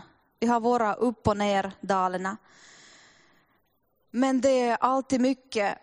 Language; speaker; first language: Swedish; non-native, fluent; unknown